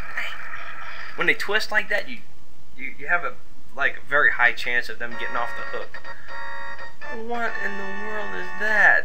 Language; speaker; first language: English; native; English